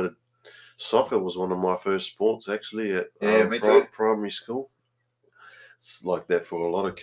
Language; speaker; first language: English; native; English